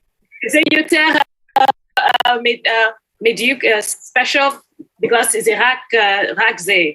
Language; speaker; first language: Hebrew; non-native, learner; English